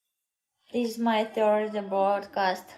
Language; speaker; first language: English; non-native, learner; Russian